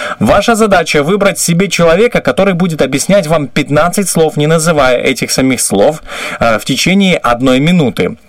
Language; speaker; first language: Russian; non-native, local second language; Romanian